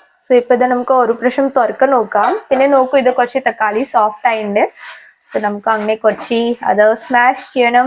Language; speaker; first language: Malayalam; non-native, fluent; Hindi